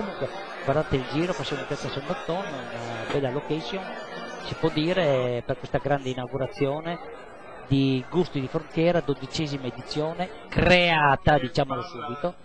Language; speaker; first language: Italian; native; Italian